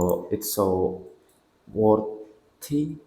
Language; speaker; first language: English; non-native, learner; Indonesian